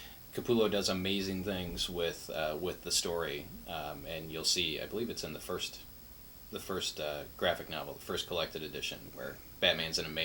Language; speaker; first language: English; native; English